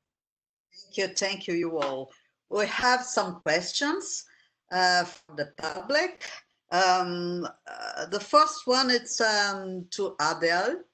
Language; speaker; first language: English; non-native, fluent; Portuguese